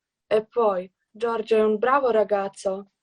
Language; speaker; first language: Italian; non-native, learner; Slovenian